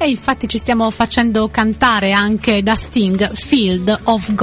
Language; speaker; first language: Italian; native; Italian